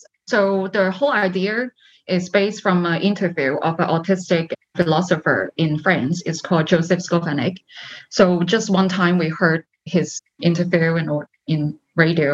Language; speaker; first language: English; non-native, local second language; Cantonese